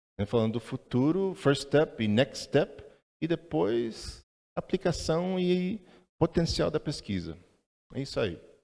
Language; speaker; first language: Portuguese; non-native, fluent; English